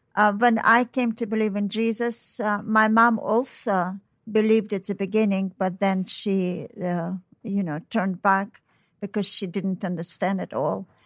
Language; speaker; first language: English; non-native, fluent; Uzbek